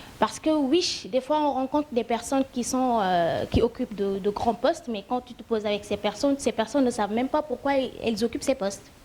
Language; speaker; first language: French; non-native, local second language; Wolof